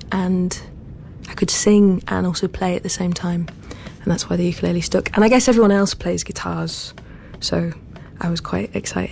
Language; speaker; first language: English; native; English